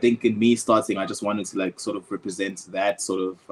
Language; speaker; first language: English; non-native, local second language; Zulu